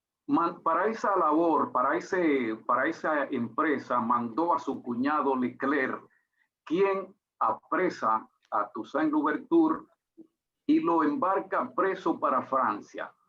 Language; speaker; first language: Spanish; native; Spanish